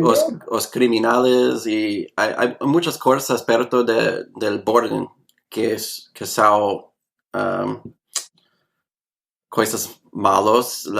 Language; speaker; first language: Portuguese; non-native, learner; English